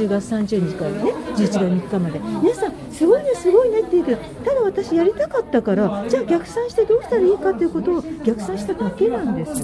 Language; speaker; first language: Japanese; native; Japanese